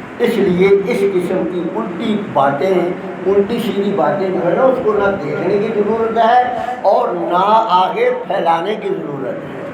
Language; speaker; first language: Urdu; non-native, local second language; Punjabi